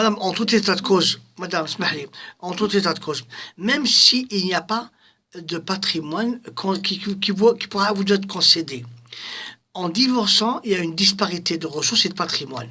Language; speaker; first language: French; non-native, local second language; Arabic